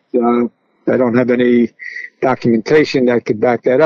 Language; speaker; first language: English; native; English